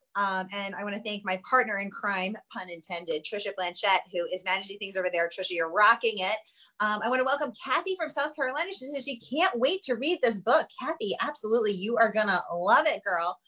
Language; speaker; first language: English; native; English